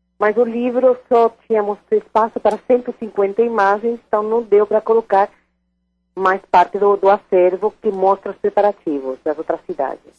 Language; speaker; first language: Portuguese; non-native, fluent; Spanish